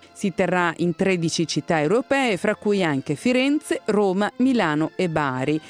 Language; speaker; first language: Italian; native; Italian